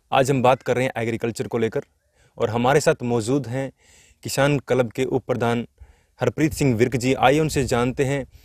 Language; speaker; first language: Hindi; native; Hindi